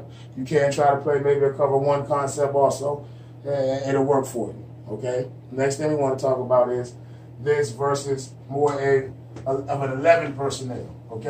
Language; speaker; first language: English; native; English